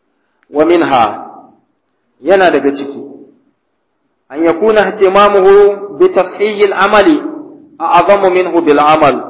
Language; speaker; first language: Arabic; non-native, fluent; Hausa